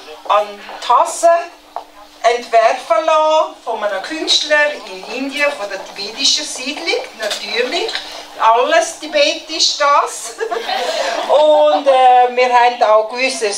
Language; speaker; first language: German; non-native, fluent; Tibetan